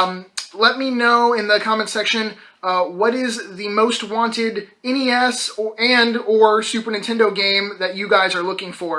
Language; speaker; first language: English; native; English